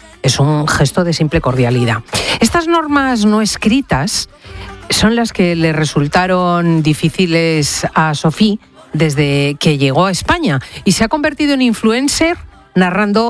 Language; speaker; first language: Spanish; native; Spanish